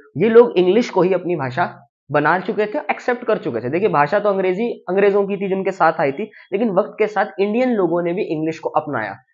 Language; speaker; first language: Hindi; native; Hindi